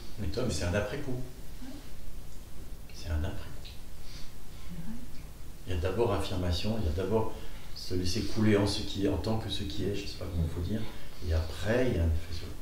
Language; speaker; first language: French; native; French